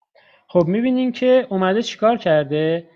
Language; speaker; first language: Persian; native; Persian